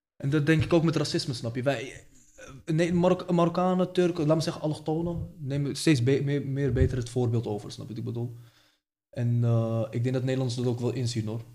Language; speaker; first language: Dutch; early bilingual, other home language; Arabic